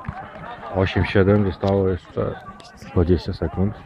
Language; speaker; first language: Polish; native; Polish